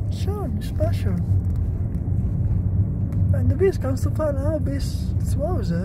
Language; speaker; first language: German; non-native, learner; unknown